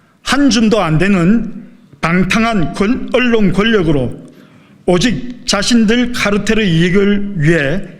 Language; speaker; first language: Korean; native; Korean